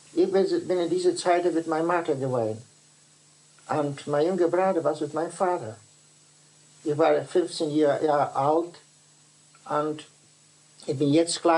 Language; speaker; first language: German; non-native, learner; Dutch